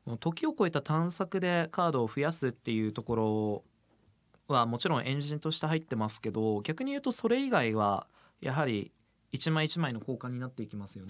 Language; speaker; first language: Japanese; native; Japanese